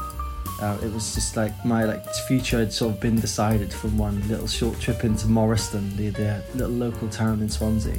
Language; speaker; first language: English; native; English